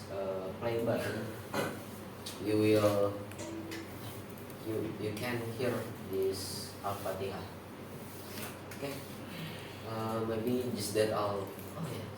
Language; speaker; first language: English; non-native, learner; Indonesian